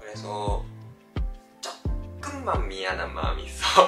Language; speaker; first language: Korean; non-native, fluent; Japanese